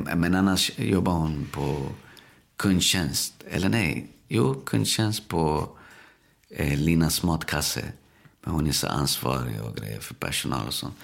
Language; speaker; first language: Swedish; early bilingual, other home language; Spanish